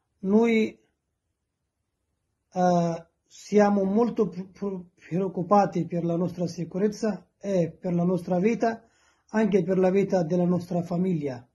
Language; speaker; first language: Italian; non-native, learner; Persian